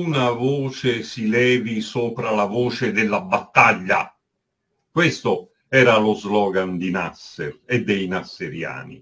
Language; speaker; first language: Italian; native; Italian